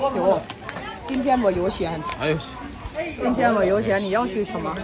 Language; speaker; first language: Chinese; non-native, learner; Thai